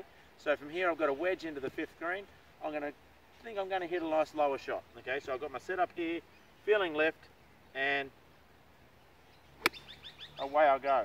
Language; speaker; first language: English; native; English